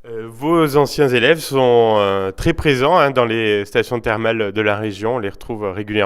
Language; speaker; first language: French; native; French